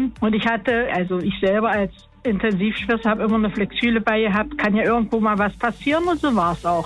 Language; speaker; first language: German; native; German